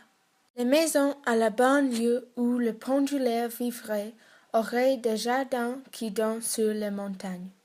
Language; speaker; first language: French; non-native, learner; English